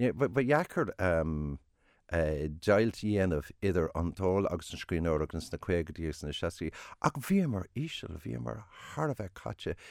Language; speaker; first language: Irish; non-native, local second language; English